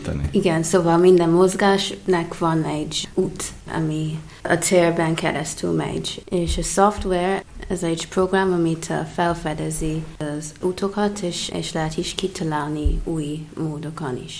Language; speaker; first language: Hungarian; non-native, fluent; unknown